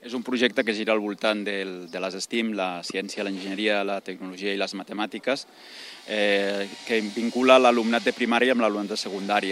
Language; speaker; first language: Catalan; native; Catalan